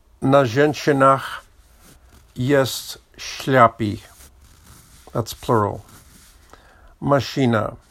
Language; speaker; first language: Russian; non-native, learner; English